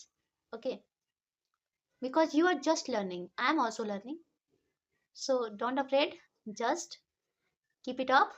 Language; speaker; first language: English; non-native, learner; Hindi